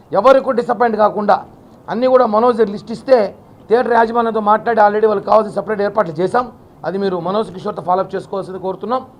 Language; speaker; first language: Telugu; native; Telugu